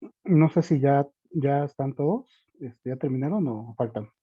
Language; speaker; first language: Spanish; native; Spanish